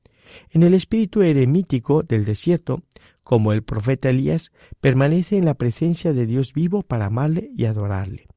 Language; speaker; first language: Spanish; native; Spanish